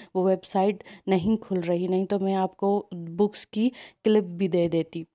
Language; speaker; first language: Urdu; non-native, local second language; Sindhi